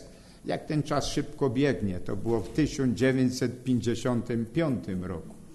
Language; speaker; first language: Polish; native; Polish